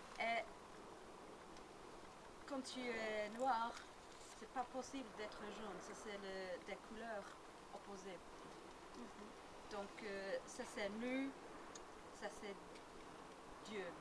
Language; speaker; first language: French; non-native, learner; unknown